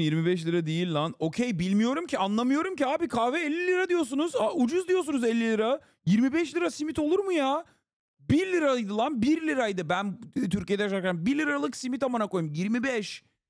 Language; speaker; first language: Turkish; native; Turkish